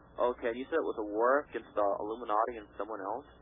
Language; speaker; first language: English; native; English